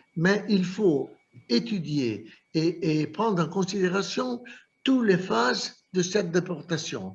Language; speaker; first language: French; non-native, fluent; Italian